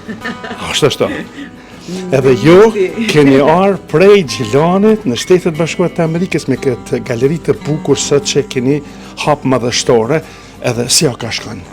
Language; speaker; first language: Albanian; native; Albanian